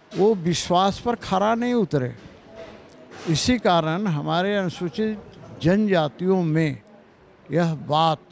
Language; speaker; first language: Hindi; native; Hindi